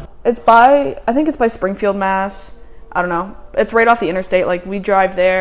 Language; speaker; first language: English; native; English